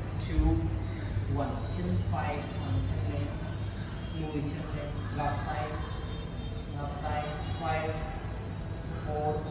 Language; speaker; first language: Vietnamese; non-native, learner; Hindi